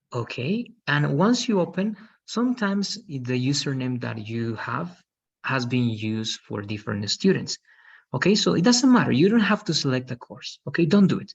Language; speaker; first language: English; non-native, fluent; Spanish